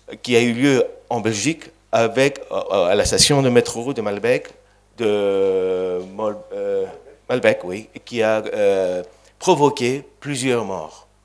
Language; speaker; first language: French; non-native, fluent; Greek